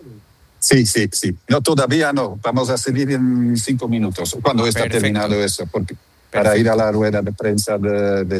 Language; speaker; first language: Spanish; non-native, fluent; Dutch